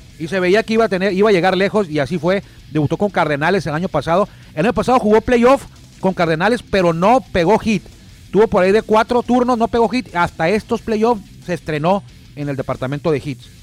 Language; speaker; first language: Spanish; native; Spanish